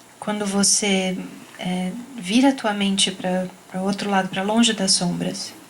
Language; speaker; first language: Portuguese; native; Portuguese